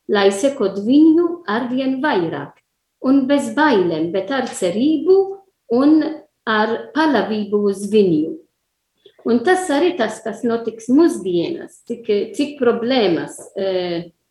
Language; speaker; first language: Latvian; non-native, learner; Italian